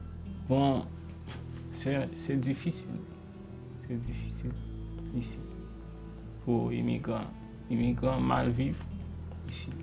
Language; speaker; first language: French; non-native, learner; Haitian Creole